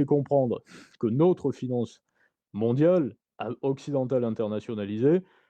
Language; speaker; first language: French; native; French